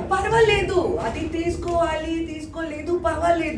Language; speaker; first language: Telugu; non-native, fluent; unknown